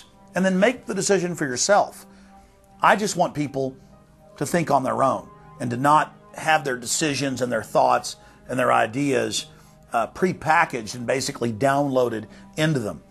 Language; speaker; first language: English; native; English